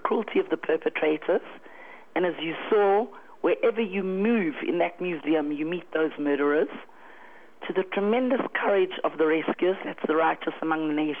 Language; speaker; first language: English; native; English